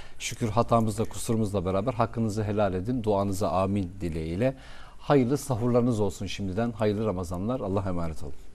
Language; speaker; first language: Turkish; non-native, local second language; Kurdish